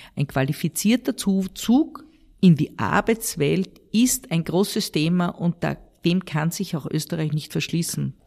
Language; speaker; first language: German; native; German